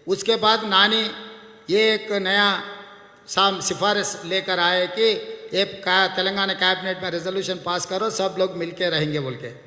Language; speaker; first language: Hindi; non-native, local second language; Telugu